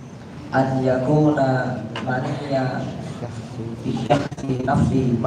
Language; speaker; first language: Arabic; non-native, learner; Indonesian